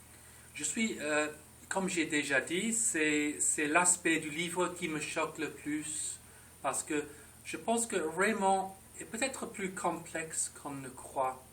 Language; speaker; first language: French; non-native, fluent; English